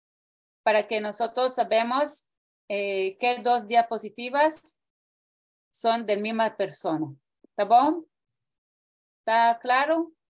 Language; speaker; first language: Spanish; non-native, fluent; Portuguese